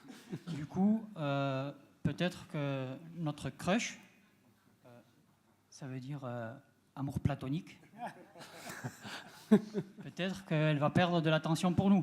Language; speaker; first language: French; non-native, learner; Spanish